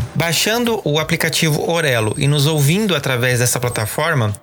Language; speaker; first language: Portuguese; native; Portuguese